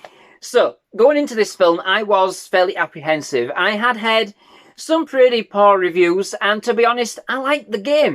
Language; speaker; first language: English; native; English